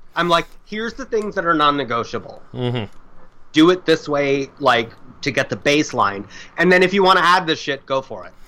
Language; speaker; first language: English; native; English